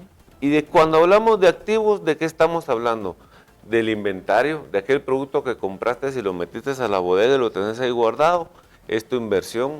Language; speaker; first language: Spanish; native; Spanish